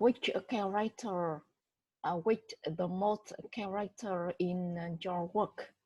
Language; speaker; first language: English; non-native, learner; Vietnamese